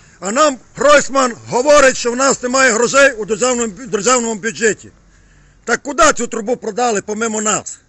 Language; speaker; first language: Ukrainian; native; Ukrainian